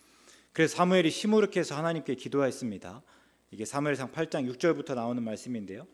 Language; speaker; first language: Korean; native; Korean